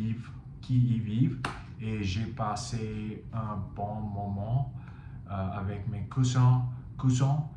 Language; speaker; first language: French; non-native, fluent; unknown